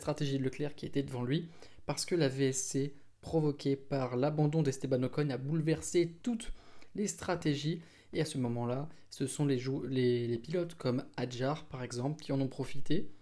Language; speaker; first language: French; native; French